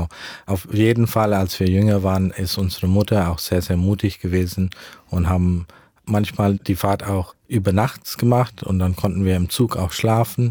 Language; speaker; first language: German; early bilingual, heritage; German